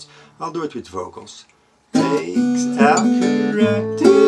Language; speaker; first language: English; non-native, fluent; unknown